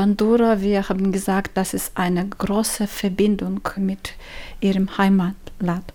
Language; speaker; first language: German; non-native, learner; Ukrainian